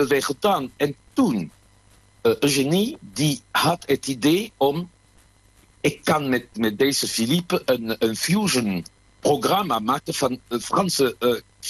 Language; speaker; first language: Dutch; non-native, fluent; French